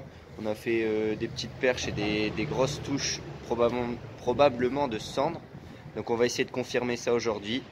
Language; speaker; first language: French; native; French